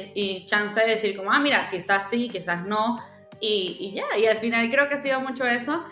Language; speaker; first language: Spanish; native; Spanish